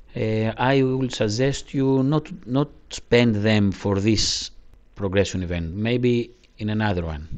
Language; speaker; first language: English; non-native, learner; Greek